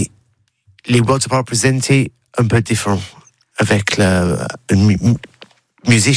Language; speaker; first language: French; non-native, learner; English